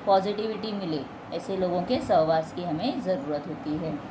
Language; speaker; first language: Hindi; non-native, local second language; Marathi